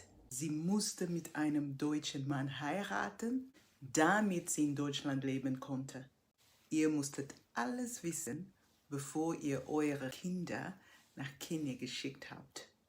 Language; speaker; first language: German; non-native, fluent; Portuguese